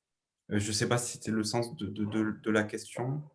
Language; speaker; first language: French; native; French